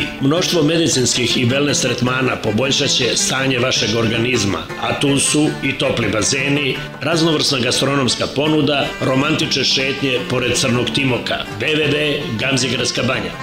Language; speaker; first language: Serbian; native; Serbian